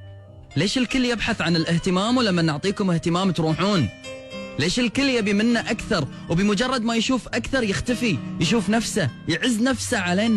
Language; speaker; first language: Arabic; native; Arabic